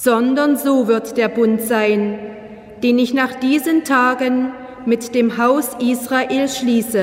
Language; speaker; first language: German; native; German